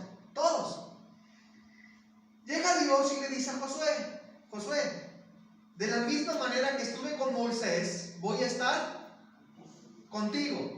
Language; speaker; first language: Spanish; native; Spanish